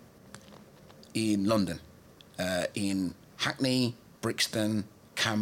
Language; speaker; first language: English; native; English